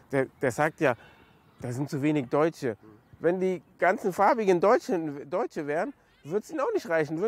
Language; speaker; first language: German; native; German